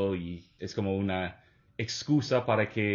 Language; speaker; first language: Spanish; non-native, fluent; English